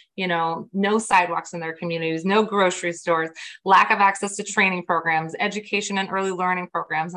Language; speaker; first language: English; early bilingual, other home language; Spanish